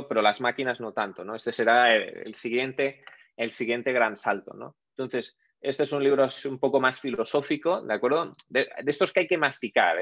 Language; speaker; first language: Spanish; native; Spanish